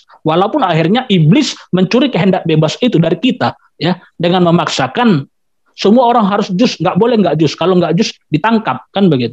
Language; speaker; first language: Indonesian; native; Indonesian